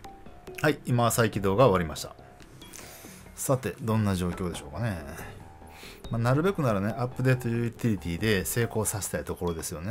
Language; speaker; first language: Japanese; native; Japanese